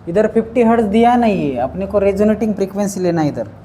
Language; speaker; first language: Hindi; non-native, local second language; Marathi